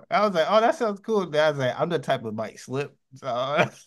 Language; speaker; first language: English; native; English